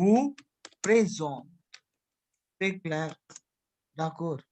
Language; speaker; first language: French; non-native, fluent; Hindi